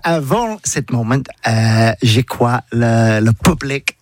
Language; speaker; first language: French; non-native, learner; English